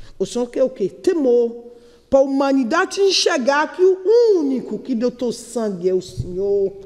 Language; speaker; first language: Portuguese; non-native, learner; Yoruba